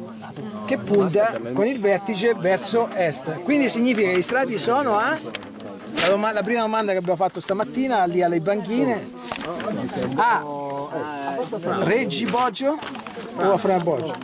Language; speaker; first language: Italian; native; Italian